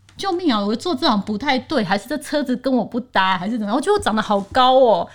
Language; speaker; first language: Chinese; native; Chinese